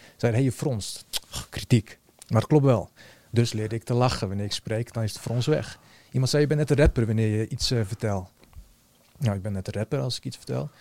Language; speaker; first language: Dutch; early bilingual, other home language; Bosnian